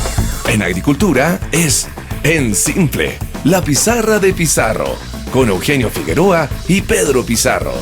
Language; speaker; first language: Spanish; native; Spanish